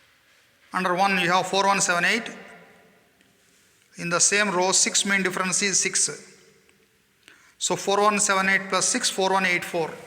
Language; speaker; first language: English; non-native, local second language; Kannada